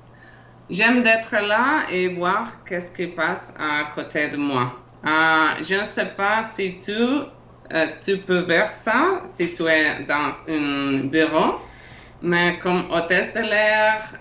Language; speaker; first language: French; non-native, learner; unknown